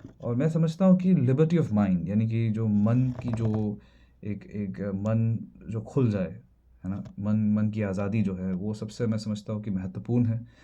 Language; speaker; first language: Hindi; non-native, local second language; Assamese